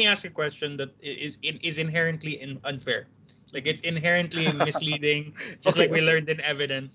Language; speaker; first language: English; non-native, local second language; Cebuano